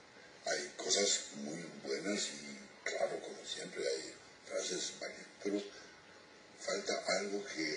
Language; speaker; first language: Spanish; non-native, fluent; French